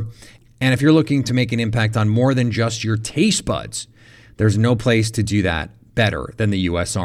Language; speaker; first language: English; native; English